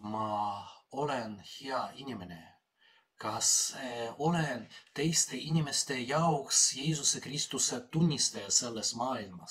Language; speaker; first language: Estonian; non-native, fluent; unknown